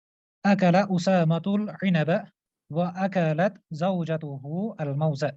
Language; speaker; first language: Arabic; non-native, learner; Urdu